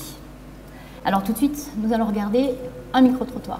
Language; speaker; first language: French; native; French